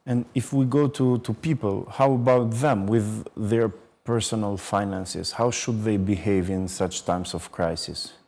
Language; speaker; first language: English; non-native, fluent; Albanian